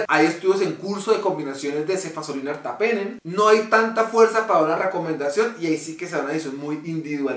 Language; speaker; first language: Spanish; native; Spanish